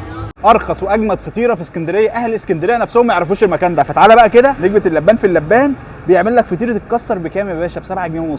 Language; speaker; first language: Arabic; native; Arabic